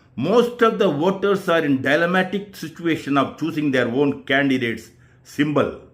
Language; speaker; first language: English; non-native, local second language; Tamil